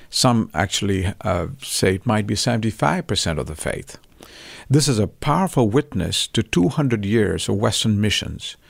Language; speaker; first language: English; non-native, local second language; Tamil